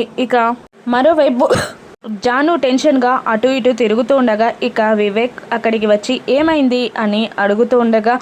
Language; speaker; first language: Telugu; native; Telugu